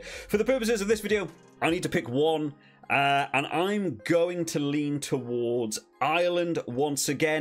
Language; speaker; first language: English; native; English